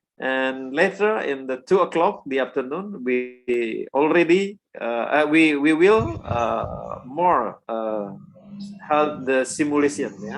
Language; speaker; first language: English; non-native, learner; Indonesian